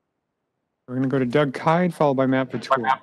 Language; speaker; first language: English; native; English